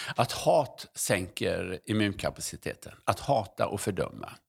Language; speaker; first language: Swedish; native; Swedish